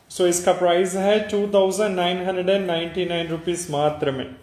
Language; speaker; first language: Hindi; non-native, local second language; Telugu